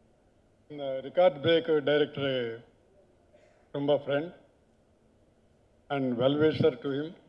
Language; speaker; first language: Tamil; non-native, learner; Telugu